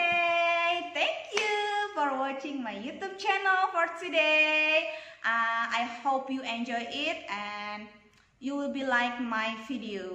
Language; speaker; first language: English; non-native, local second language; Indonesian